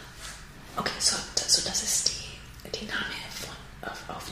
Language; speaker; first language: German; non-native, learner; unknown